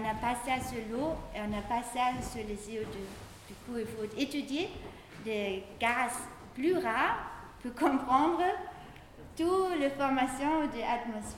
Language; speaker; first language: French; non-native, fluent; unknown